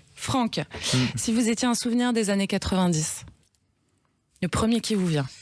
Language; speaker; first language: French; native; French